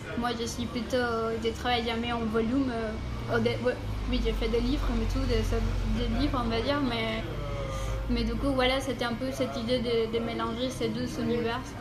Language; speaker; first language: French; non-native, fluent; Spanish